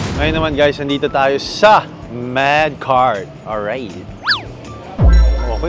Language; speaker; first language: Filipino; native; Filipino